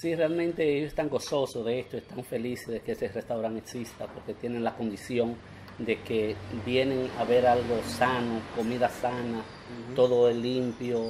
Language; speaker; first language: Spanish; native; Spanish